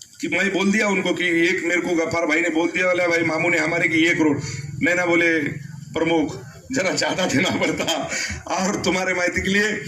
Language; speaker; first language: Hindi; non-native, local second language; Marathi